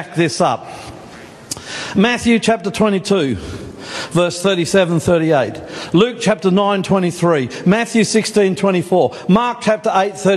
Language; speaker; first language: English; native; English